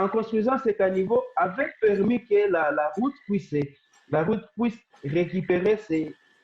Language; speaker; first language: French; non-native, local second language; Swahili